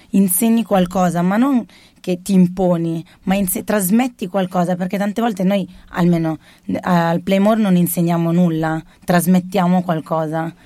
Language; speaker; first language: Italian; early bilingual, other home language; Arabic